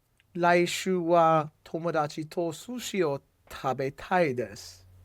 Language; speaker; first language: Japanese; non-native, learner; English